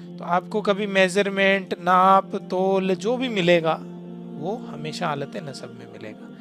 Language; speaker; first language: Urdu; native; Urdu